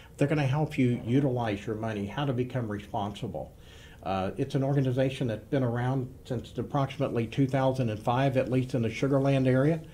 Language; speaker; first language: English; native; English